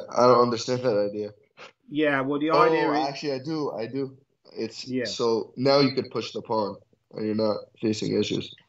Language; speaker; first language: English; native; English